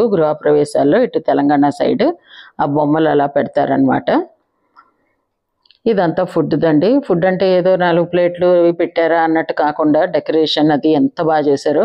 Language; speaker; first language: Telugu; native; Telugu